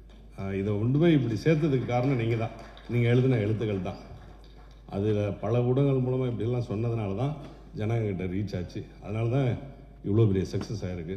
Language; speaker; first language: Tamil; native; Tamil